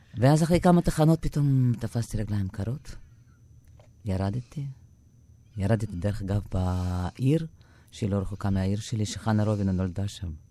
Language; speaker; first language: Hebrew; non-native, fluent; Russian